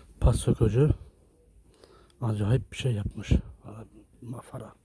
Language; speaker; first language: Turkish; early bilingual, heritage; Turkish